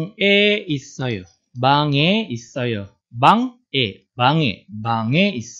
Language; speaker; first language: Korean; non-native, fluent; Indonesian